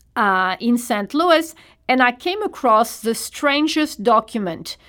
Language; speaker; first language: English; non-native, fluent; French